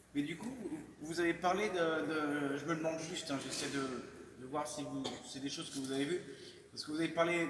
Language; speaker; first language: French; native; French